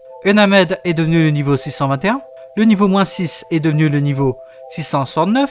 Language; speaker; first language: French; native; French